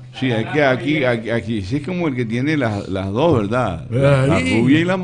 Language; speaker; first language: Spanish; native; Spanish